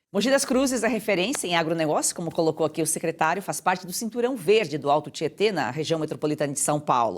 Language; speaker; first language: Portuguese; native; Portuguese